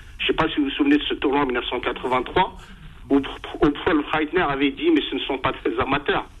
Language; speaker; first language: French; early bilingual, other home language; Arabic